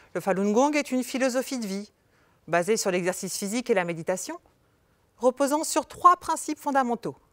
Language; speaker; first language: French; native; French